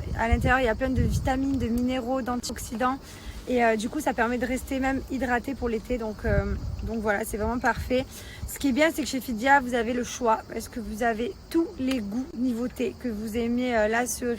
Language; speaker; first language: French; native; French